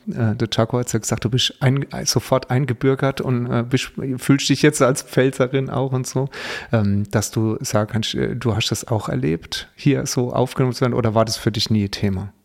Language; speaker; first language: German; native; German